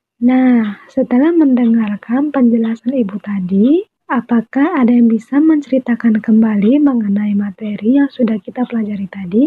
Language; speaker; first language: Indonesian; native; Indonesian